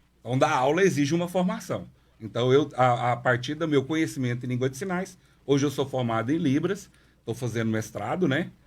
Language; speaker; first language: Portuguese; non-native, local second language; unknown